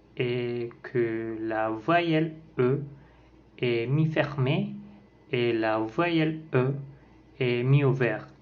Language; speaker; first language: French; non-native, learner; Spanish